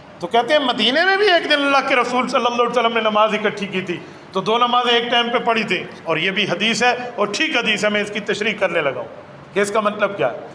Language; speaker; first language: Urdu; non-native, local second language; Saraiki